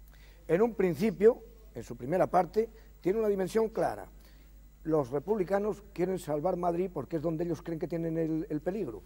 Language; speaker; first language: Spanish; native; Spanish